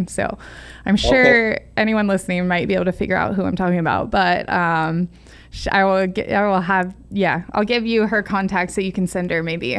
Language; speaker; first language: English; native; English